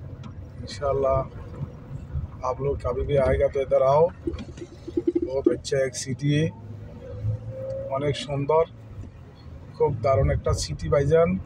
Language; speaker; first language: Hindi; non-native, learner; Bangla